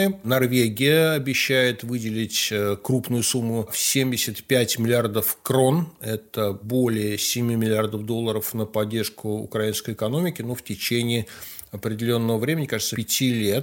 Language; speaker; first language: Russian; native; Russian